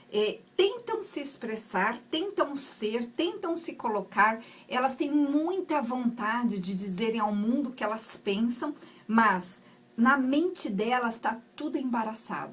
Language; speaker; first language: Portuguese; native; Portuguese